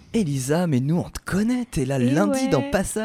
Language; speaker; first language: French; native; French